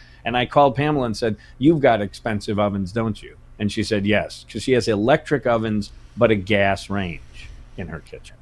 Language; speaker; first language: English; native; English